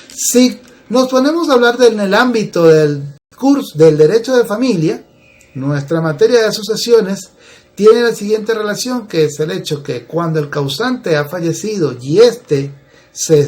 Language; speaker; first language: Spanish; native; Spanish